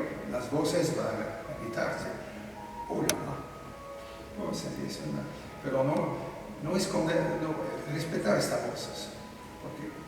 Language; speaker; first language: Spanish; non-native, fluent; French